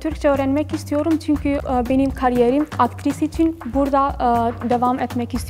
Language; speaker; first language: Turkish; non-native, learner; Albanian